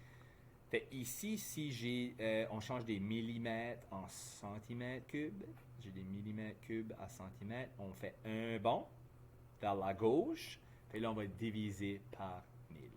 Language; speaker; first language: French; native; French